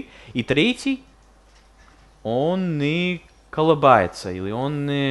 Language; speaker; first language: Russian; non-native, fluent; English